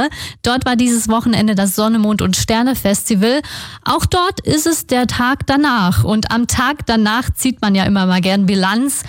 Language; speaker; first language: German; native; German